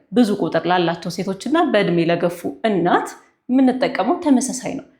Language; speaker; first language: Amharic; non-native, local second language; Tigrinya